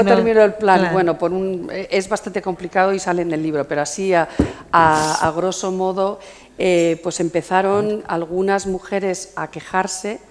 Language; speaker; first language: Spanish; native; Spanish